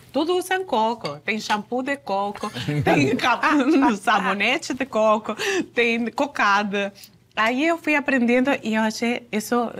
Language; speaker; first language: Portuguese; non-native, fluent; Spanish